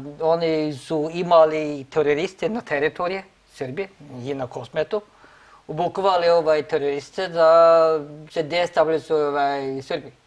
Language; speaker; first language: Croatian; non-native, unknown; Norwegian